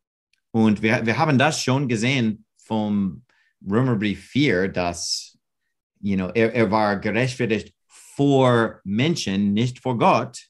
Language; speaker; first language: German; non-native, learner; English